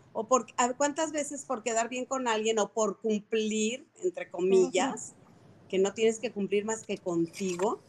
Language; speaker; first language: Spanish; native; Spanish